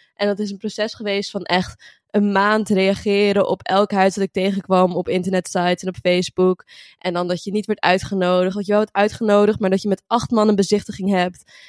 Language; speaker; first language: Dutch; native; Dutch